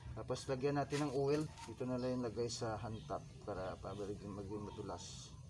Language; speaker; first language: Filipino; non-native, local second language; Hiligaynon